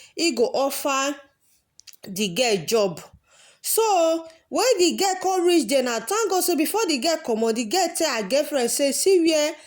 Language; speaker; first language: Nigerian Pidgin; native; Nigerian Pidgin